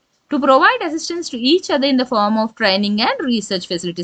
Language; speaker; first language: English; non-native, local second language; Telugu